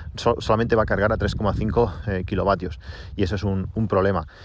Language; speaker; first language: Spanish; native; Spanish